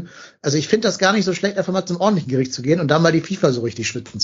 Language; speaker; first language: German; native; German